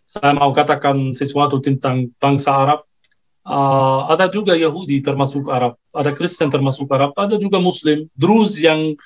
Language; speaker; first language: Indonesian; non-native, fluent; Arabic